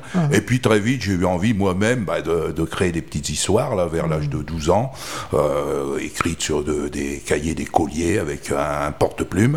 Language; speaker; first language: French; native; French